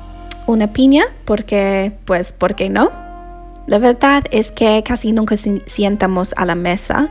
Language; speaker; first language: Spanish; non-native, learner; English